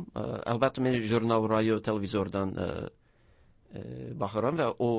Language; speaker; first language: Turkish; non-native, learner; English